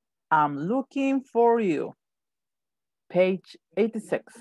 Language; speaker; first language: English; non-native, fluent; Spanish